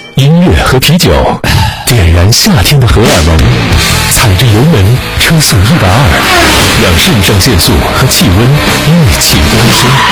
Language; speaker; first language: Chinese; native; Chinese